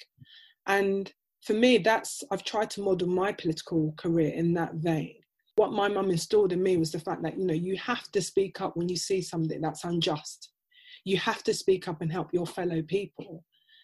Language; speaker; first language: English; native; English